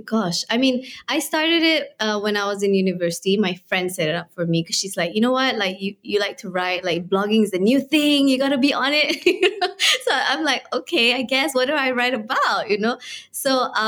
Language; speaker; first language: English; non-native, local second language; Malay